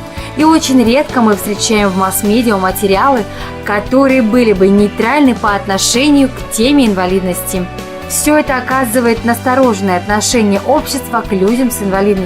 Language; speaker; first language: Russian; native; Russian